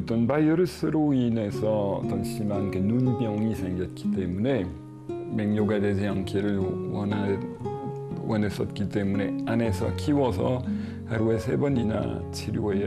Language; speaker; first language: Korean; non-native, fluent; French